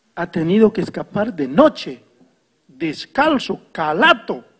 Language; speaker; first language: Spanish; non-native, local second language; Quechua